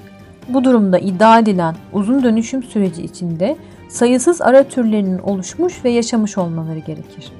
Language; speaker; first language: Turkish; native; Turkish